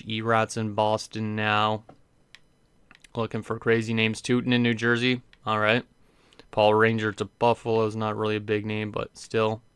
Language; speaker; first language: English; native; English